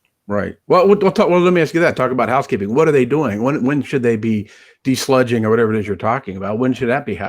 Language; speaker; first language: English; native; English